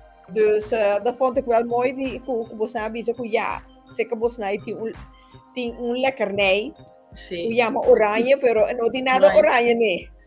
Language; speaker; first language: Dutch; non-native, local second language; Papiamento